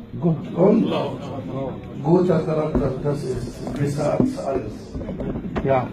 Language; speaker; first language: German; non-native, learner; Arabic